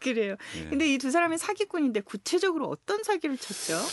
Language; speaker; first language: Korean; native; Korean